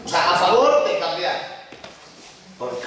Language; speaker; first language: Spanish; native; Spanish